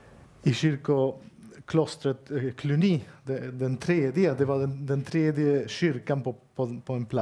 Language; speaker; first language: Swedish; non-native, fluent; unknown